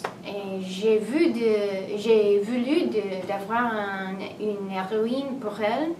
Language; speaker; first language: French; non-native, learner; English